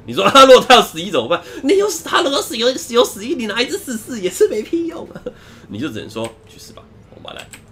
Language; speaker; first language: Chinese; native; Chinese